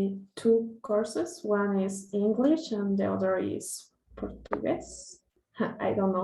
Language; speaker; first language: English; non-native, learner; Spanish